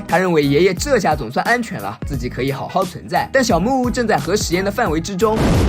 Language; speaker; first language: Chinese; native; Chinese